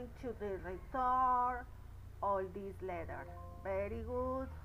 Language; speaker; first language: English; non-native, learner; Spanish